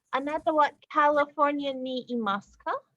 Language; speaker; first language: Japanese; non-native, fluent; English